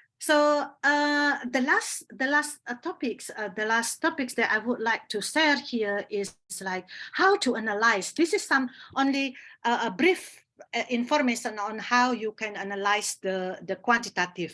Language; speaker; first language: English; non-native, fluent; Indonesian